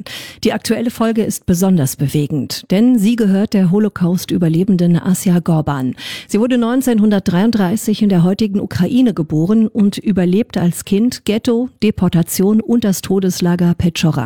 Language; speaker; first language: German; native; German